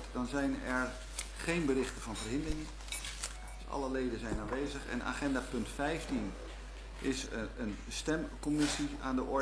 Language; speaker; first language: Dutch; native; Dutch